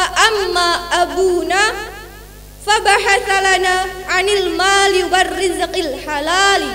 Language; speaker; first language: Arabic; non-native, learner; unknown